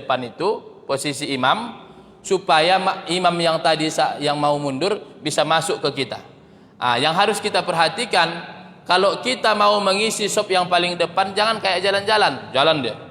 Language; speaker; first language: Indonesian; native; Indonesian